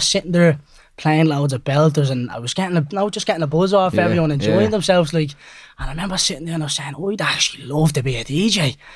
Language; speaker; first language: English; native; English